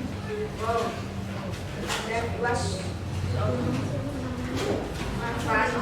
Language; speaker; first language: English; non-native, learner; Indonesian